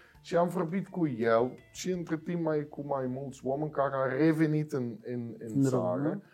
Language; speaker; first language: Romanian; non-native, learner; Dutch